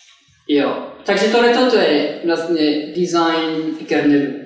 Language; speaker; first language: Czech; non-native, fluent; French